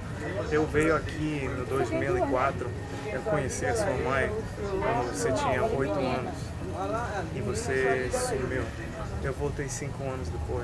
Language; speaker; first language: Portuguese; non-native, fluent; Spanish